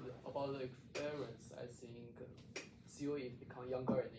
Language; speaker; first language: English; non-native, learner; Chinese